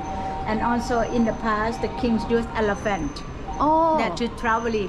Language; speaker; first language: English; non-native, fluent; Thai